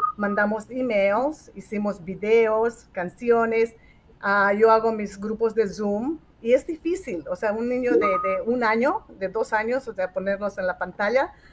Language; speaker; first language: Spanish; native; Spanish